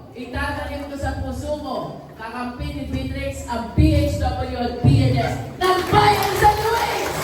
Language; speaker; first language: Filipino; native; Filipino